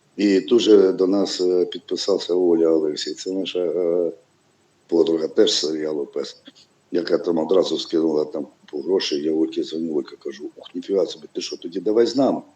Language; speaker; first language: Ukrainian; non-native, local second language; Russian